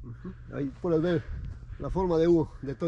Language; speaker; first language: Spanish; native; Spanish